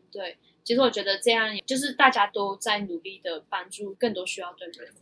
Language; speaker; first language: Chinese; early bilingual, heritage; Chinese